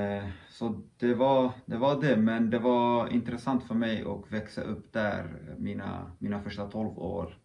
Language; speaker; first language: Swedish; early bilingual, other home language; Kurdish